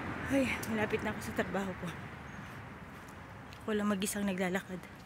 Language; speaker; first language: Filipino; native; Filipino